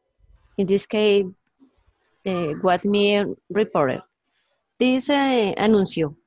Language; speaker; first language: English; non-native, learner; Spanish